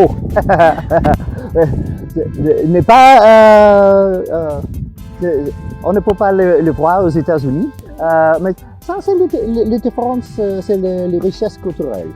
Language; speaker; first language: French; non-native, fluent; English